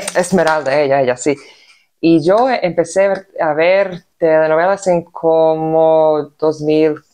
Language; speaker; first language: Spanish; non-native, fluent; Serbian